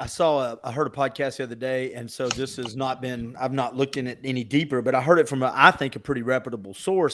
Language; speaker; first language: English; native; English